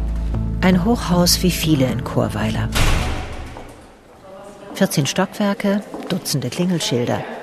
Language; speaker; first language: German; native; German